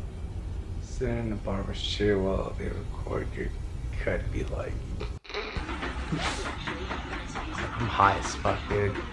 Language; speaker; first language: English; native; English